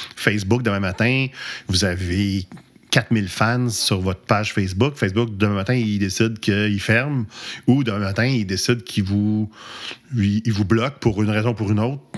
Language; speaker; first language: French; native; French